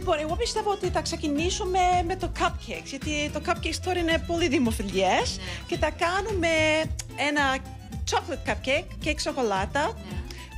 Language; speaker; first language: Greek; early bilingual, heritage; Greek